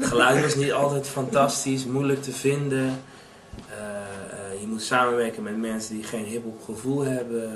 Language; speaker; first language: Dutch; native; Dutch